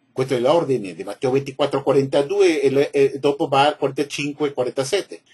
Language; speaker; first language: Italian; non-native, learner; Spanish